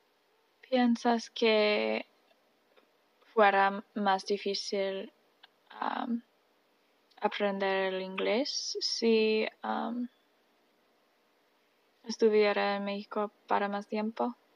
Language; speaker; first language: Spanish; early bilingual, heritage; Spanish